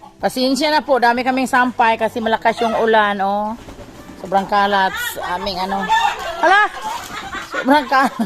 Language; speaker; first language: Filipino; non-native, local second language; Cebuano